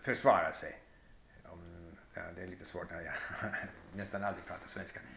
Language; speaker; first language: Swedish; non-native, fluent; English